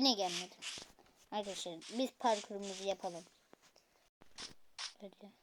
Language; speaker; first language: Turkish; native; Turkish